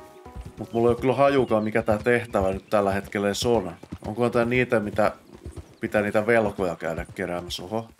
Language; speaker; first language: Finnish; native; Finnish